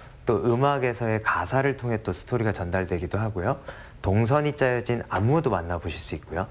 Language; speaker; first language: Korean; native; Korean